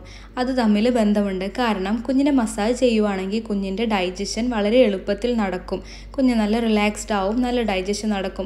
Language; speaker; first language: Malayalam; native; Malayalam